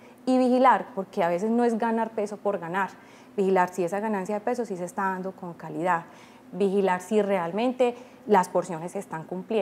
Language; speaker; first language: Spanish; native; Spanish